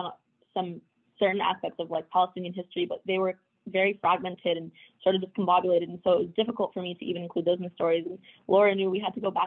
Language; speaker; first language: English; native; English